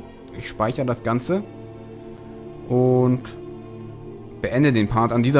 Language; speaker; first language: German; native; German